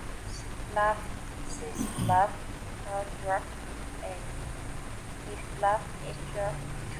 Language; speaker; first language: English; non-native, learner; Vietnamese